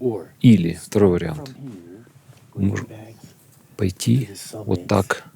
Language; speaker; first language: Russian; native; Russian